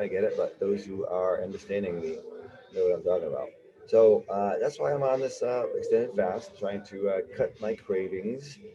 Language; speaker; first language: English; native; English